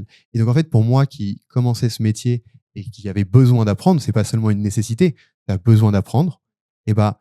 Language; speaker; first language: French; native; French